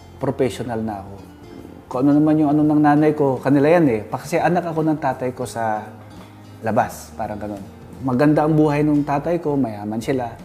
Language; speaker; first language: Filipino; non-native, local second language; Hiligaynon